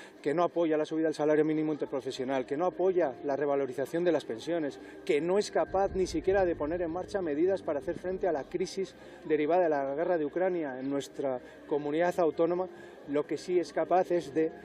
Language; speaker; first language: Spanish; native; Spanish